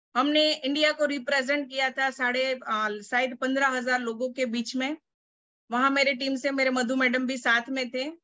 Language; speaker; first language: Hindi; non-native, local second language; Gujarati